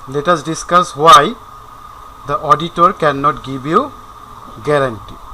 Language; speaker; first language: English; non-native, local second language; Bangla